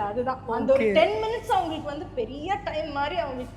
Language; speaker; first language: Tamil; non-native, fluent; Malayalam